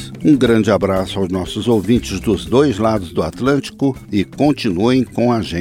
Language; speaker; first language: Portuguese; native; Portuguese